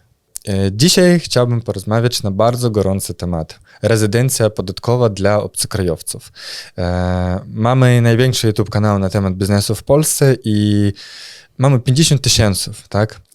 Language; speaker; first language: Polish; non-native, fluent; Russian